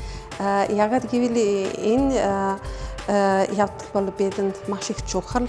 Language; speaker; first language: Mongolian; non-native, fluent; Polish